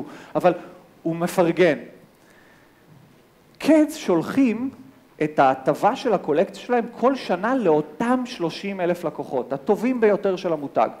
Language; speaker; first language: Hebrew; native; Hebrew